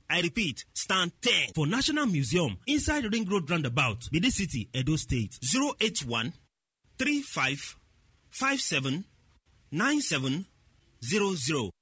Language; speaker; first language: Nigerian Pidgin; native; Nigerian Pidgin